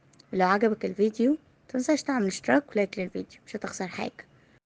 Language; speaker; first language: Arabic; native; Arabic